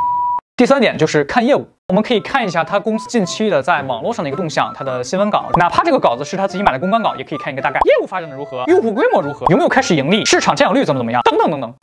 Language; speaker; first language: Chinese; native; Chinese